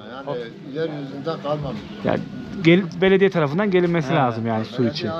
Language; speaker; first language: Turkish; native; Turkish